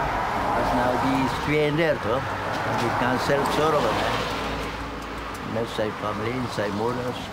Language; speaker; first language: Dutch; non-native, learner; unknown